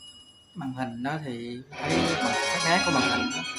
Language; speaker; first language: Vietnamese; native; Vietnamese